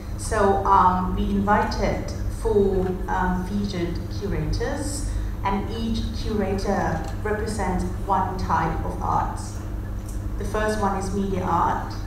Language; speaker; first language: English; non-native, fluent; Thai